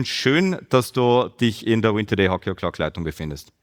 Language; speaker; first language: German; native; German